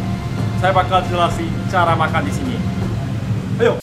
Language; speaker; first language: Indonesian; non-native, learner; Korean